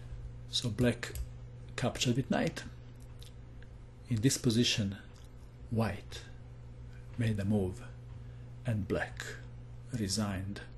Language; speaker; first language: English; non-native, fluent; Croatian